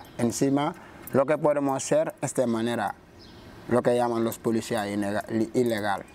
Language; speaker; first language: Spanish; non-native, local second language; Wolof